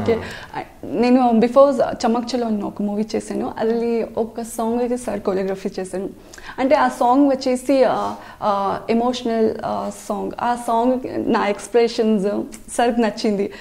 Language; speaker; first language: Telugu; non-native, learner; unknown